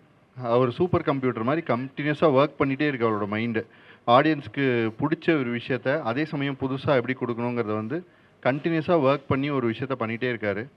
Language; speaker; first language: Tamil; native; Tamil